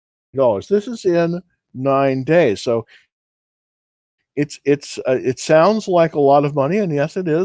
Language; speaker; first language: English; native; English